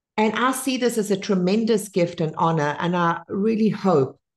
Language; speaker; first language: English; non-native, fluent; Spanish